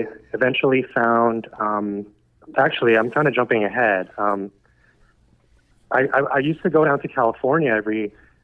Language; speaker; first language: English; native; English